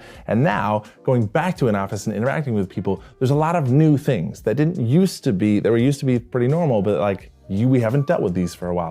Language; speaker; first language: English; native; English